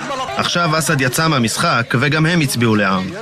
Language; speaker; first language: Hebrew; native; Hebrew